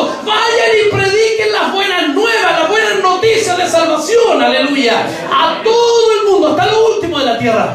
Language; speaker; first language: Spanish; native; Spanish